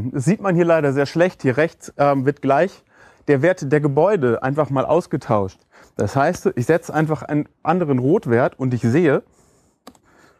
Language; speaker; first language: German; native; German